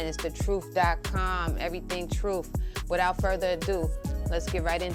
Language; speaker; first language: English; native; English